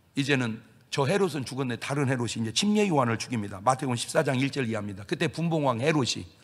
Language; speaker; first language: Korean; native; Korean